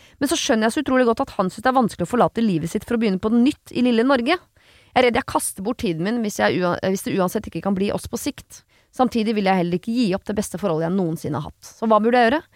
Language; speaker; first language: Norwegian; native; Norwegian